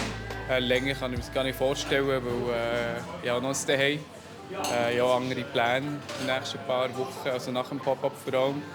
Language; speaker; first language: German; early bilingual, other home language; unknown